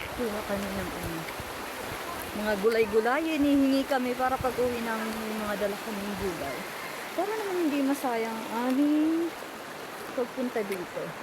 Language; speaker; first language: Filipino; non-native, local second language; Bikol